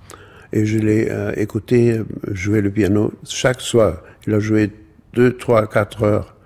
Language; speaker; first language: French; non-native, fluent; German